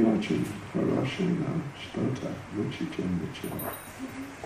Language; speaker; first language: Russian; non-native, learner; English